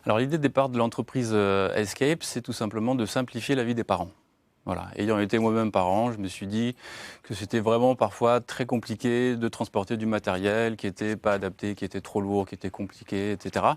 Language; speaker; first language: French; native; French